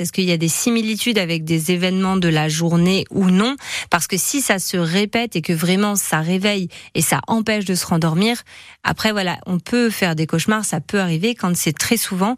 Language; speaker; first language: French; native; French